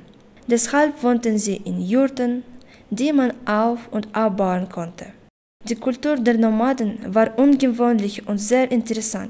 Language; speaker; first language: German; non-native, learner; Kyrgyz